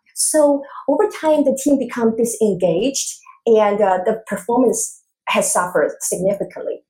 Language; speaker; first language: English; non-native, fluent; Chinese